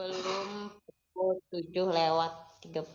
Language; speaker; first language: Indonesian; non-native, learner; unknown